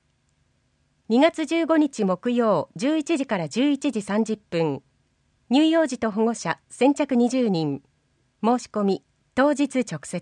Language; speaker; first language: Japanese; native; Japanese